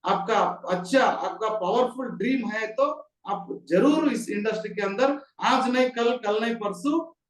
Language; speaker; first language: Hindi; non-native, local second language; Kannada